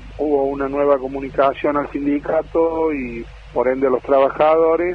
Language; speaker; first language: Spanish; native; Spanish